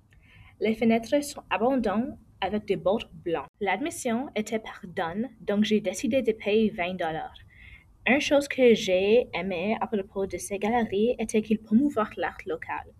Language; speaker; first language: French; non-native, learner; English